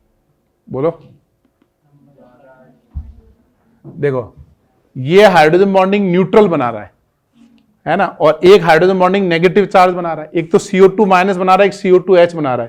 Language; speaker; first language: Hindi; native; Hindi